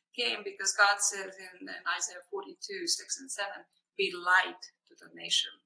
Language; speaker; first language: English; non-native, fluent; Hungarian